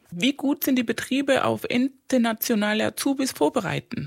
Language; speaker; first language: German; non-native, fluent; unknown